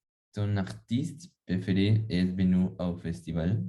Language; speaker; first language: French; non-native, learner; Spanish